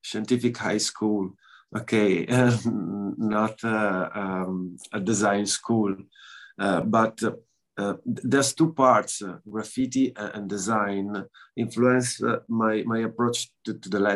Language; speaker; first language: English; non-native, learner; Italian